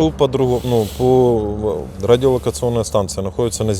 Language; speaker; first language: Russian; native; Russian